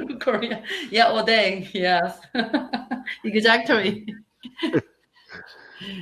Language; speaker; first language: English; non-native, learner; Korean